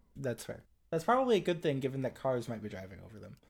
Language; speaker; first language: English; native; English